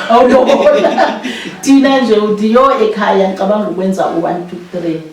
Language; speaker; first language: Zulu; non-native, local second language; Xhosa